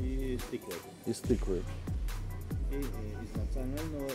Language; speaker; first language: Russian; non-native, local second language; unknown